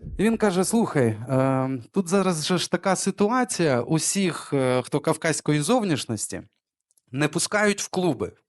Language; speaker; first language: Ukrainian; early bilingual, other home language; Armenian